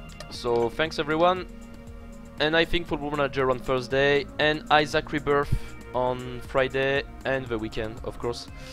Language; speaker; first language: English; non-native, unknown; French